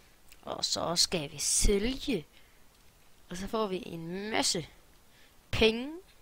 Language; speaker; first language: Danish; native; Danish